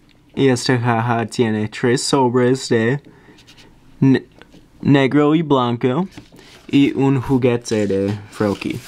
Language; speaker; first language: Spanish; non-native, learner; English